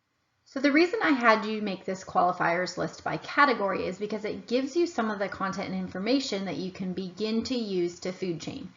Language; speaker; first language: English; native; English